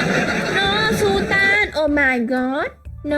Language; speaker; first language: English; non-native, learner; Vietnamese